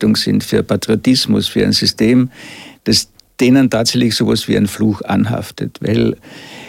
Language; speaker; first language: German; native; German